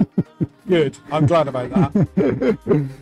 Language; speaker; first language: English; native; English